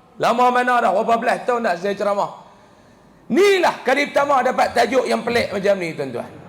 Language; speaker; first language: Malay; native; Malay